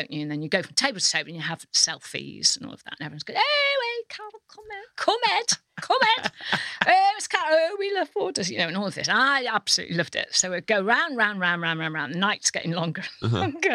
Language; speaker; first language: English; native; English